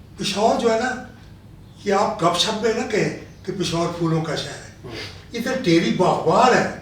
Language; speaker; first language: Urdu; non-native, local second language; Northern Hindko